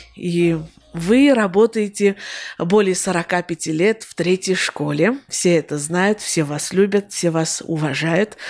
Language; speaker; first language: Russian; non-native, local second language; Armenian